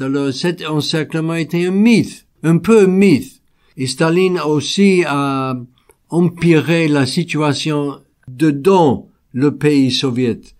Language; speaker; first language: French; non-native, fluent; English